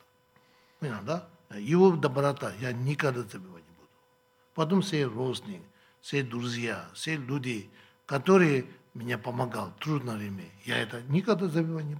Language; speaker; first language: Russian; non-native, learner; Tibetan